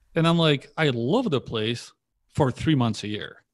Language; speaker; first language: English; early bilingual, other home language; Polish